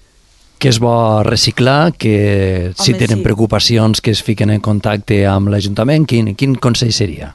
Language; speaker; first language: Catalan; native; Catalan